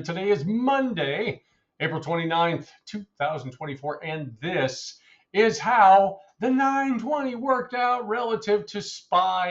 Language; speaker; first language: English; native; English